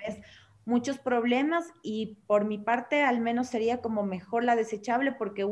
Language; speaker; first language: Spanish; native; Spanish